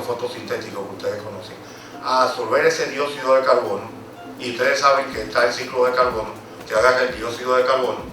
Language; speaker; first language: Spanish; native; Spanish